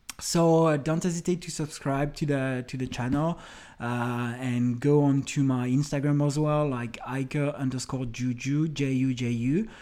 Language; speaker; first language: English; non-native, fluent; French